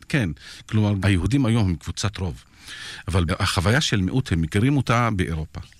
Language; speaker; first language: Hebrew; non-native, local second language; Arabic